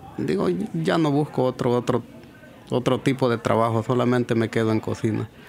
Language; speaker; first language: Spanish; native; Spanish